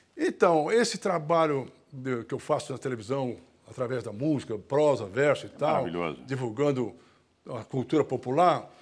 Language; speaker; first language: Portuguese; native; Portuguese